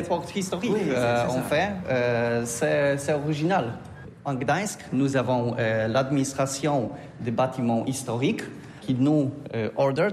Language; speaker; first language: French; non-native, learner; Polish